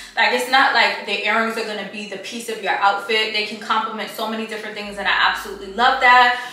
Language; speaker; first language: English; native; English